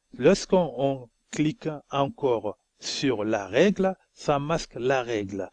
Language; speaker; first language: French; non-native, local second language; Bambara